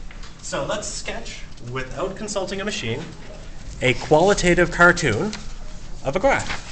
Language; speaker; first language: English; native; English